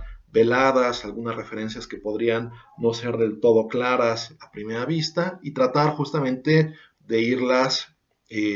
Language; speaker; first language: Spanish; native; Spanish